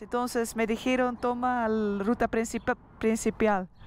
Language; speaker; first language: Spanish; non-native, learner; Dutch